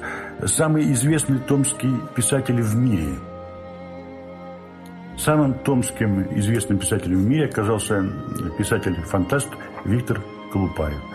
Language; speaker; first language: Russian; native; Russian